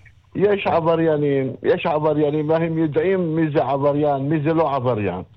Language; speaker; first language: Hebrew; non-native, local second language; Arabic